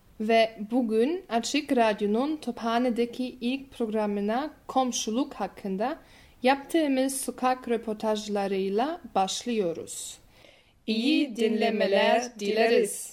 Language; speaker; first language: Turkish; non-native, learner; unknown